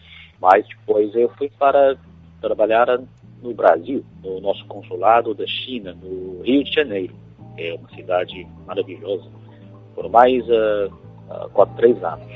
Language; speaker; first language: Portuguese; non-native, fluent; Chinese